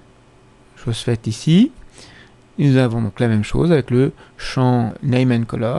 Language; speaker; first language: French; native; French